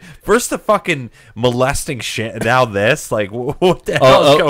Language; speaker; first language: English; native; English